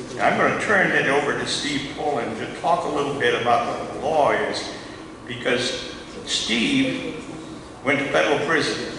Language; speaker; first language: English; native; English